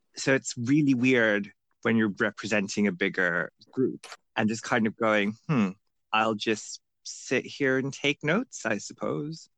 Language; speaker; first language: English; non-native, local second language; Bangla